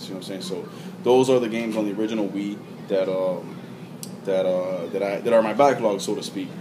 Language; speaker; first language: English; native; English